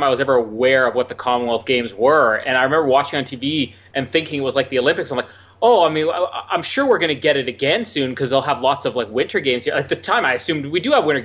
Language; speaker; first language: English; native; English